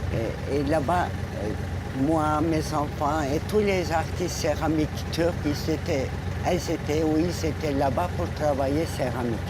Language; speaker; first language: French; non-native, fluent; Turkish